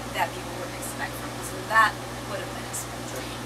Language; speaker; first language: English; native; English